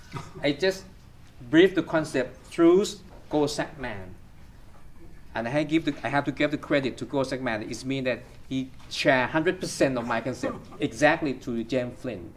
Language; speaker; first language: English; non-native, fluent; Thai